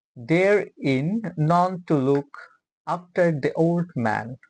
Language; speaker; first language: English; non-native, local second language; Bangla